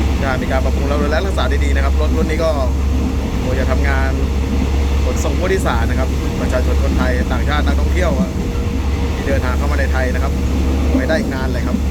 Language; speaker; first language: Thai; native; Thai